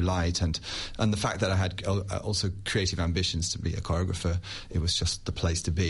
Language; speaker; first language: English; native; English